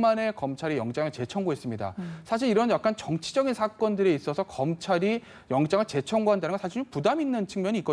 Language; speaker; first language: Korean; native; Korean